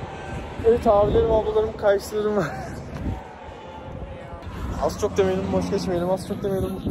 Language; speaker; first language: Turkish; native; Turkish